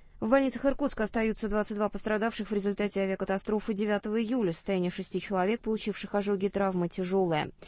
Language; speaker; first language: Russian; native; Russian